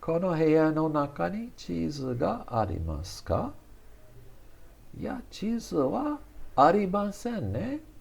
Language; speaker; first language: Japanese; non-native, fluent; English